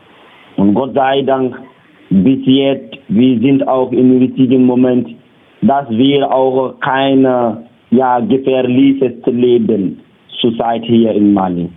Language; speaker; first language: German; non-native, learner; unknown